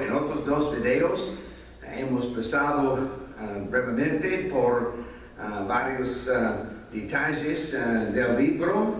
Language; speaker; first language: Spanish; non-native, fluent; English